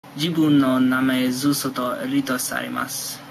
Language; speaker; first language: Japanese; non-native, learner; English